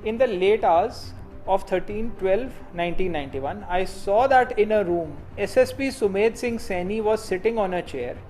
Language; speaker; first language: English; non-native, local second language; Punjabi